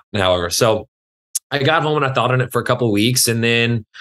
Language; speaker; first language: English; native; English